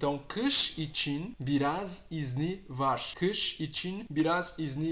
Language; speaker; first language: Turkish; non-native, fluent; Portuguese